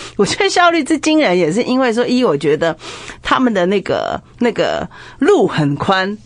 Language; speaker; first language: Chinese; native; Chinese